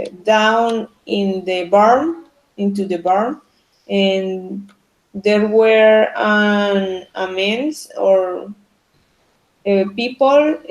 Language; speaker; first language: English; non-native, learner; Spanish